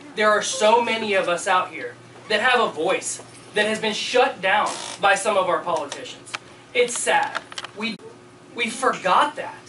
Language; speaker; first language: English; native; English